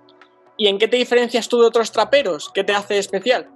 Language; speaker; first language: Spanish; native; Spanish